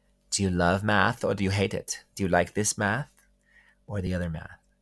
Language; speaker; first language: English; native; English